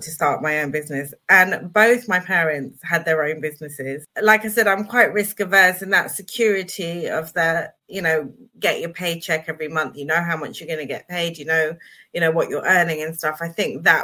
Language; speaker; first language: English; native; English